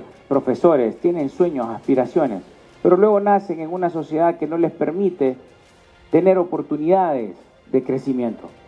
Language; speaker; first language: Spanish; native; Spanish